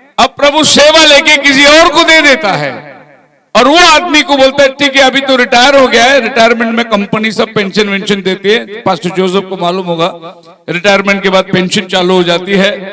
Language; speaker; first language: Hindi; non-native, local second language; Tamil